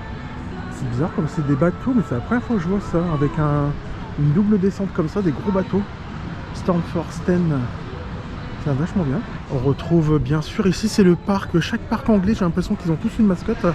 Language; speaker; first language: French; native; French